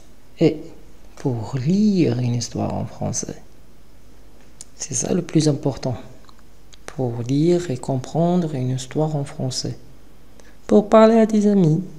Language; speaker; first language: French; non-native, local second language; Arabic